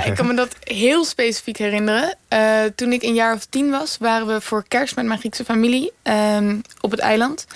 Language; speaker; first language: Dutch; native; Dutch